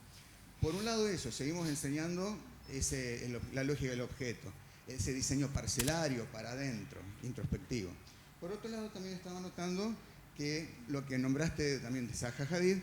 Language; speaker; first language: Spanish; native; Spanish